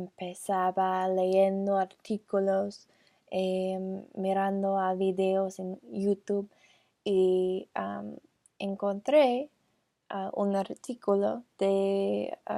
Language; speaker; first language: Spanish; non-native, learner; English